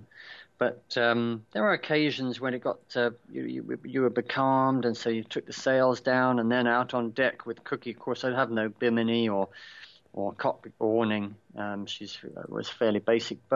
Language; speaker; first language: English; native; English